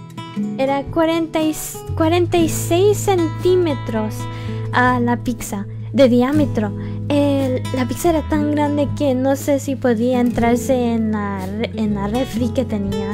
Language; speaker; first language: Spanish; early bilingual, heritage; English